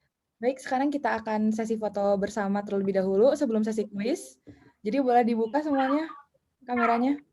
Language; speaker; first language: Indonesian; native; Indonesian